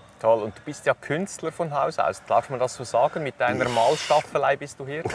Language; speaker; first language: German; native; German